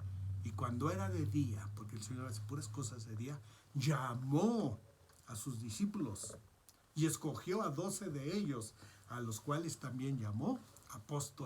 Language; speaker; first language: Spanish; native; Spanish